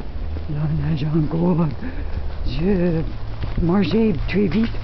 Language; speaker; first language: French; non-native, learner; English